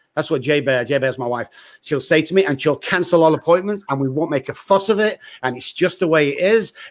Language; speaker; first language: English; native; English